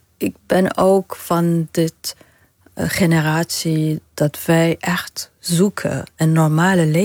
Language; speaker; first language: Dutch; non-native, fluent; Arabic